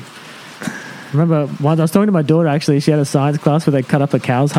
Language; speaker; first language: English; native; English